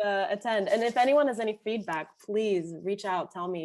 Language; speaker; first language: English; native; English